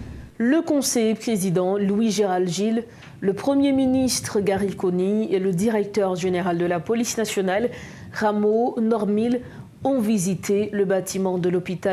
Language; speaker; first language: French; non-native, local second language; Haitian Creole